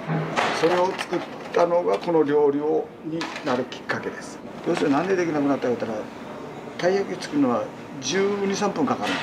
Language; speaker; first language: Japanese; native; Japanese